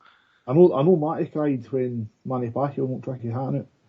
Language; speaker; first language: English; native; English